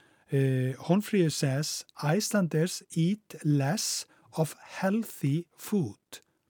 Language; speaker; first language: English; non-native, fluent; Icelandic